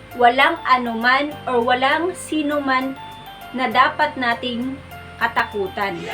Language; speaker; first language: Filipino; non-native, local second language; Cebuano